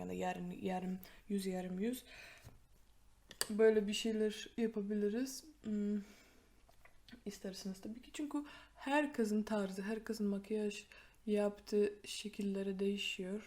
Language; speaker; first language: Turkish; non-native, fluent; Polish